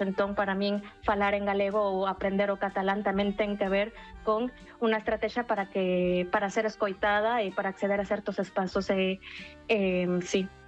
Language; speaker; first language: Galician; non-native, fluent; Spanish